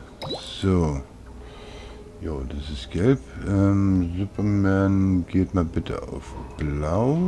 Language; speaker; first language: German; native; German